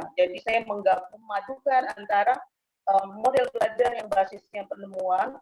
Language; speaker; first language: Indonesian; native; Indonesian